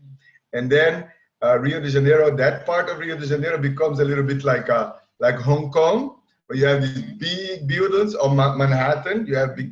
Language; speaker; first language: English; non-native, fluent; Portuguese